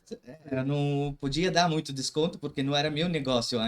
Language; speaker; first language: Portuguese; non-native, learner; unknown